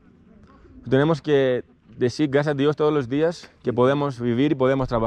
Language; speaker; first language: Spanish; non-native, learner; Greek